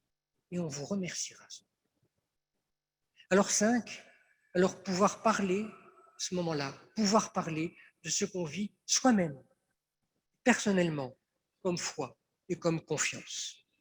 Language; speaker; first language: French; native; French